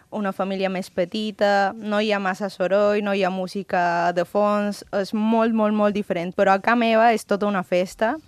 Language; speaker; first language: Catalan; early bilingual, other home language; Spanish